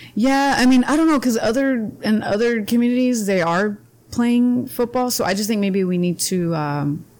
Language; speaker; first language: English; native; English